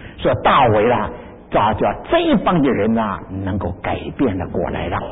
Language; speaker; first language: Chinese; native; Chinese